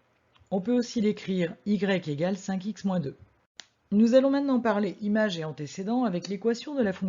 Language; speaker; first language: French; native; French